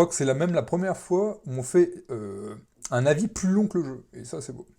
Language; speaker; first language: French; native; French